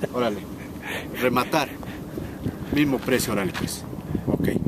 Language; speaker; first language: Spanish; native; Spanish